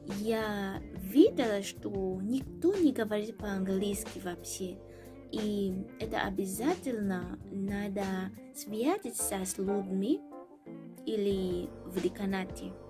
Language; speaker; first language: Russian; non-native, learner; Swahili